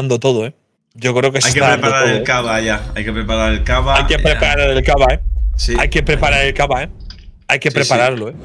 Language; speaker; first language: Spanish; native; Spanish